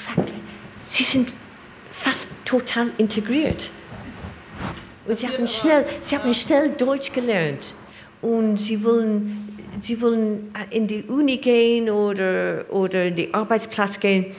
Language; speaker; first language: German; non-native, learner; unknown